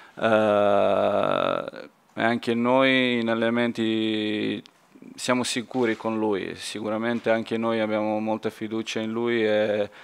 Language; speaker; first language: Italian; non-native, fluent; Serbian